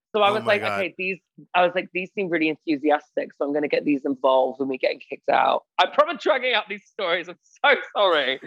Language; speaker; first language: English; native; English